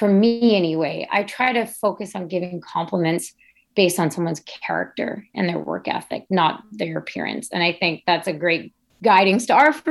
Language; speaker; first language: English; native; English